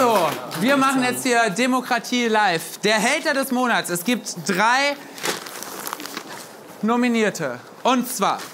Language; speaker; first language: German; native; German